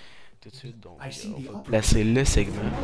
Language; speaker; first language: French; native; French